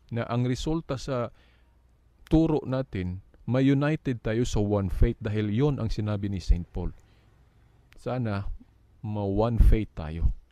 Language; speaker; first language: Filipino; non-native, local second language; Cebuano